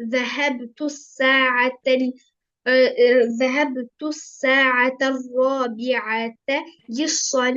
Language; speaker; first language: Arabic; non-native, learner; Albanian